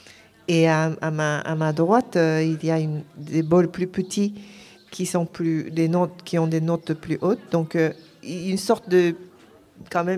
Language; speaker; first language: French; non-native, fluent; Japanese